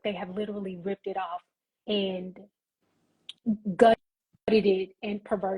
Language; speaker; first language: English; native; English